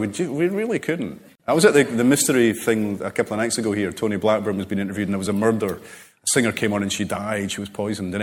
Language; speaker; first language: English; native; English